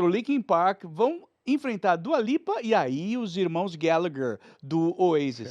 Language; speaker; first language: Portuguese; native; Portuguese